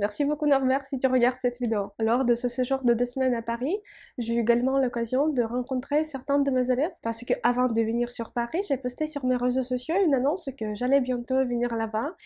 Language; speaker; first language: French; non-native, fluent; Russian